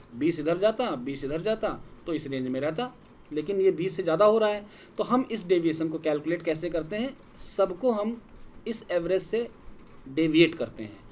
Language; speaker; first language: Hindi; native; Hindi